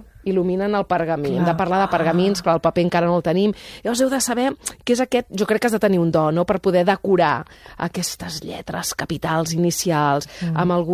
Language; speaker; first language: Catalan; native; Catalan